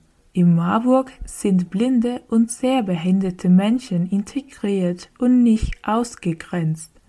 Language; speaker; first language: German; non-native, learner; Spanish